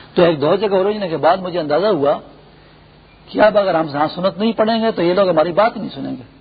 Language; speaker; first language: Urdu; non-native, local second language; Pashto